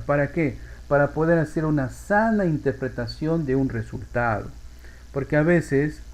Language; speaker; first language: Spanish; native; Spanish